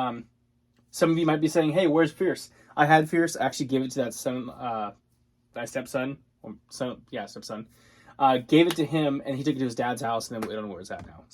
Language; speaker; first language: English; native; English